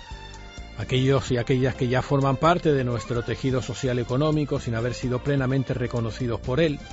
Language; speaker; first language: Spanish; native; Spanish